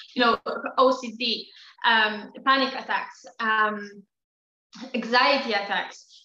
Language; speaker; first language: English; non-native, fluent; Polish